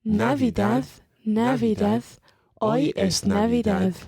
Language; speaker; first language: Spanish; non-native, learner; English